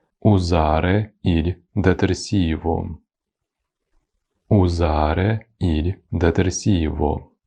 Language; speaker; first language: Italian; non-native, fluent; Ukrainian